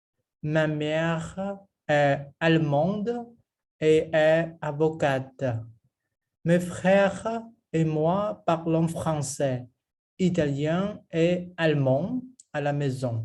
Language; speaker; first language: French; non-native, fluent; Khmer